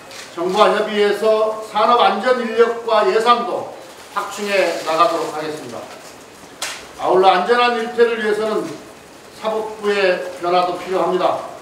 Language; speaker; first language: Korean; native; Korean